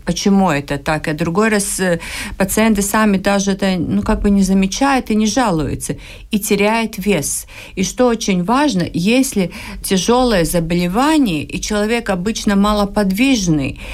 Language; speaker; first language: Russian; non-native, local second language; Latvian